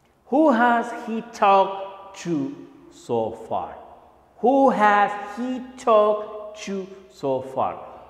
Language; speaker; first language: English; non-native, fluent; Spanish